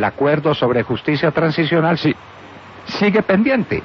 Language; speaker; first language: Spanish; native; Spanish